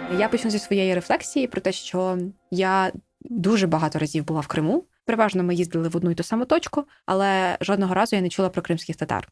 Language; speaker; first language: Ukrainian; native; Ukrainian